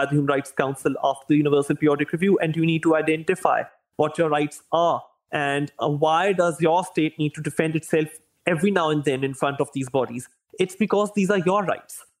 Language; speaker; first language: English; non-native, local second language; Urdu